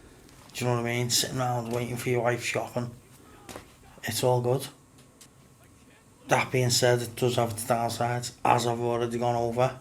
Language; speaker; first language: English; native; English